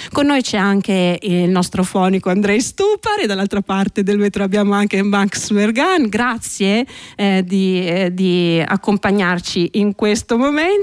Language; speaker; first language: Italian; native; Italian